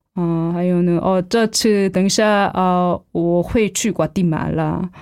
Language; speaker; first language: Chinese; non-native, fluent; Korean